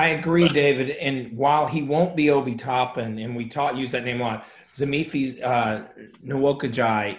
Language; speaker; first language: English; native; English